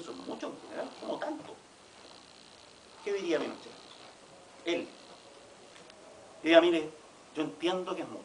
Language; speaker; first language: Spanish; native; Spanish